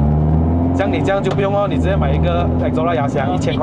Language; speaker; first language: Chinese; native; Chinese